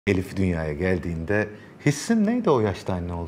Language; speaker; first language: Turkish; native; Turkish